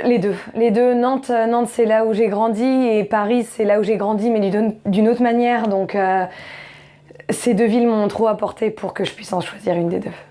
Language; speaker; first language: French; native; French